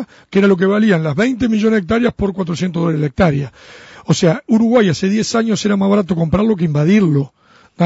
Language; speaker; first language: Spanish; native; Spanish